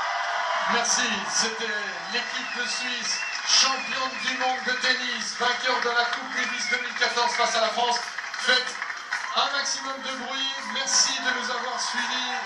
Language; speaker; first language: French; native; French